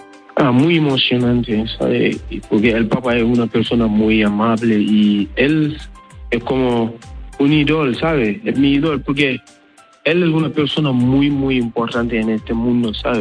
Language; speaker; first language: Spanish; non-native, learner; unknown